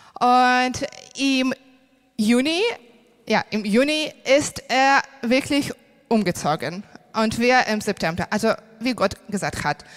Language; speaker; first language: German; non-native, learner; Ukrainian